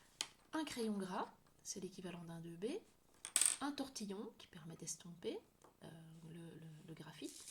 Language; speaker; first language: French; native; French